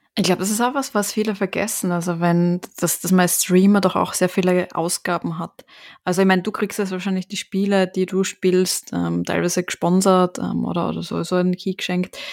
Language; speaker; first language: German; native; German